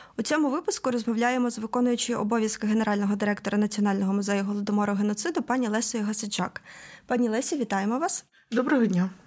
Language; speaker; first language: Ukrainian; native; Ukrainian